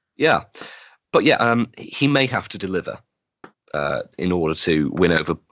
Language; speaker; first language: English; native; English